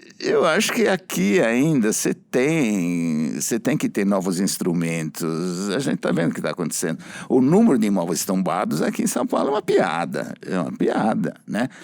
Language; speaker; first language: Portuguese; non-native, fluent; Italian